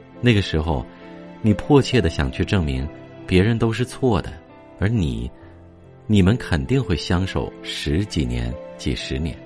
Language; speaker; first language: Chinese; native; Chinese